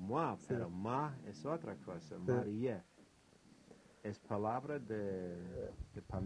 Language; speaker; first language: Spanish; non-native, fluent; English